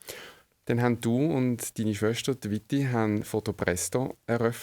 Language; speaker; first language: German; native; German